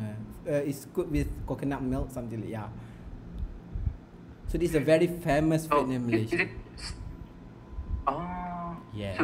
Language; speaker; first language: English; non-native, local second language; Malay